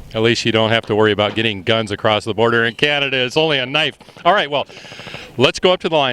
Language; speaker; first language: English; native; English